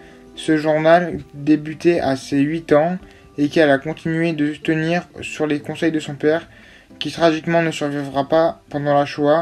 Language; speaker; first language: French; native; French